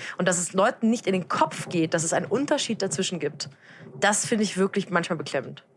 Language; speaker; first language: German; native; German